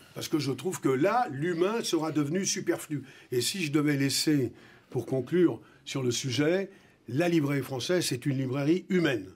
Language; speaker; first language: French; native; French